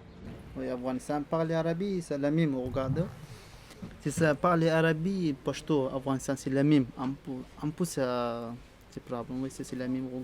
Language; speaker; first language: French; non-native, learner; Pashto